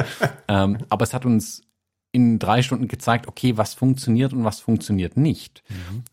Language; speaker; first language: German; non-native, fluent; English